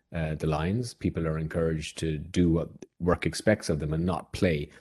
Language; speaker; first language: English; native; English